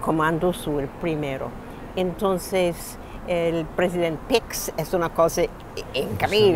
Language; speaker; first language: Spanish; non-native, fluent; English